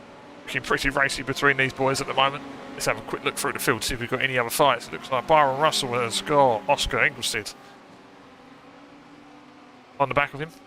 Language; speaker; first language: English; native; English